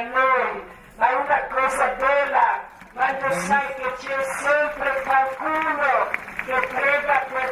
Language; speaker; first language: Italian; non-native, learner; Croatian